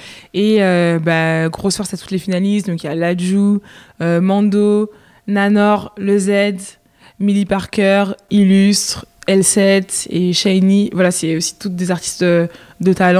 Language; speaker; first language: French; native; French